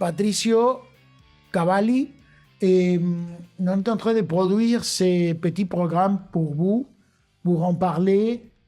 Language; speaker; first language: French; non-native, fluent; Spanish